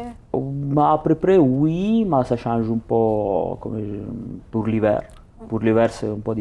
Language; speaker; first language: French; non-native, learner; Italian